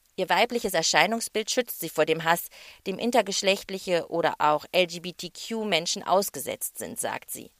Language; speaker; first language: German; native; German